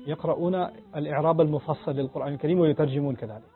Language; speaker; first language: Arabic; non-native, fluent; Urdu